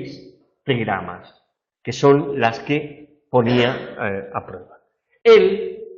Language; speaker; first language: Spanish; native; Spanish